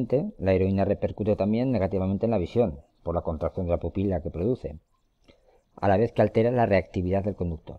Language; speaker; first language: Spanish; native; Spanish